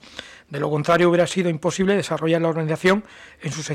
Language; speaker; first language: Spanish; native; Spanish